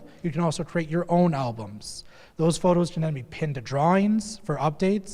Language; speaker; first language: English; native; English